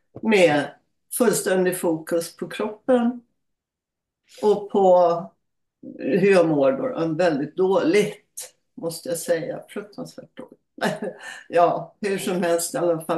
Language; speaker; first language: Swedish; native; Swedish